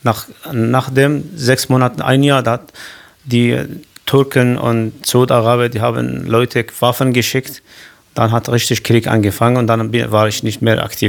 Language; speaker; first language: German; non-native, learner; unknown